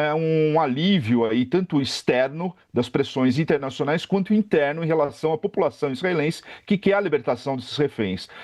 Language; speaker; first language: Portuguese; native; Portuguese